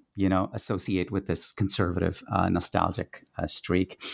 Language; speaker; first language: English; non-native, local second language; Tamil